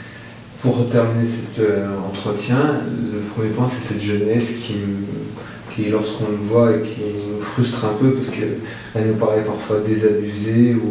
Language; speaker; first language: French; native; French